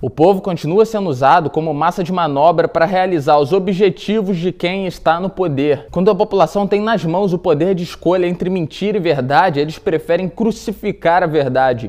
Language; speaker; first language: Portuguese; native; Portuguese